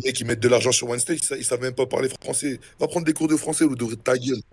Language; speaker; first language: French; native; French